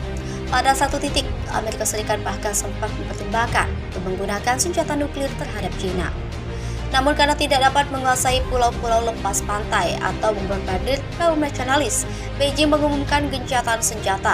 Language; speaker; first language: Indonesian; native; Indonesian